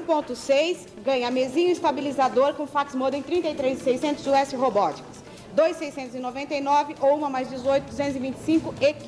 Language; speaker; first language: Portuguese; native; Portuguese